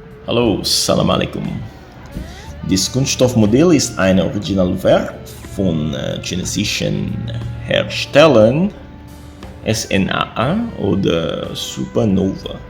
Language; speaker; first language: German; non-native, learner; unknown